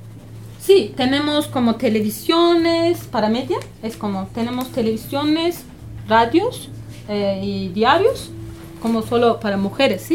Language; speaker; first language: Spanish; non-native, learner; Kurdish